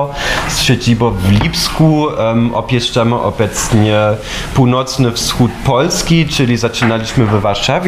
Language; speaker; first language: Polish; non-native, fluent; German